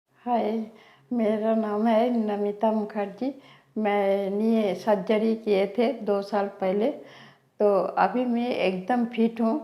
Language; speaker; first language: Hindi; non-native, local second language; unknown